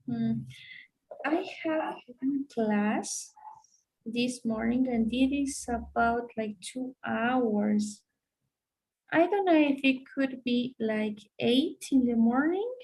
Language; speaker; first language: English; non-native, fluent; Spanish